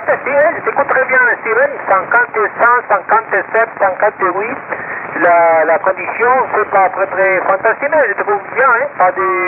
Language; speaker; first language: French; non-native, learner; Spanish